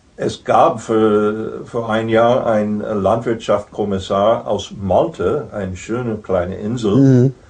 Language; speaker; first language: German; non-native, fluent; English